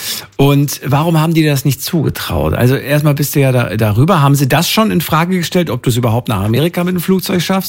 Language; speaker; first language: German; native; German